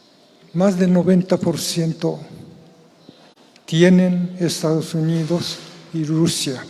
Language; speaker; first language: Spanish; non-native, fluent; Japanese